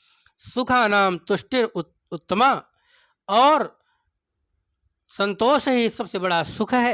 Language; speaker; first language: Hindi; native; Hindi